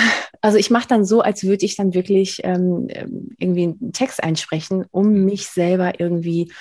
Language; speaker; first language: German; non-native, fluent; Spanish